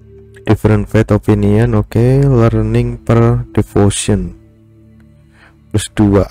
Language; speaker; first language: English; non-native, learner; Indonesian